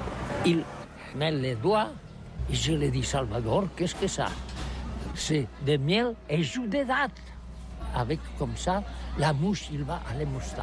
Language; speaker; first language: French; non-native, learner; Catalan